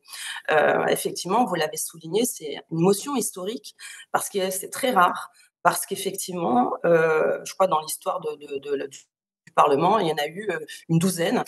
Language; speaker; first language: French; native; French